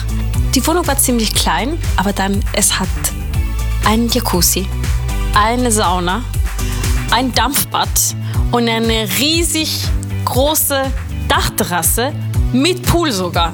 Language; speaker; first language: German; non-native, fluent; Spanish